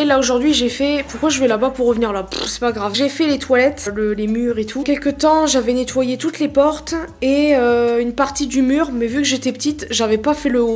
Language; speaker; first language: French; native; French